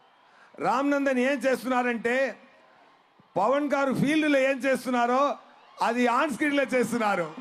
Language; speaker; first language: Telugu; non-native, learner; Tamil